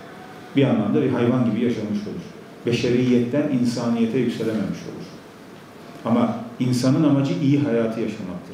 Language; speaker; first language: Turkish; native; Turkish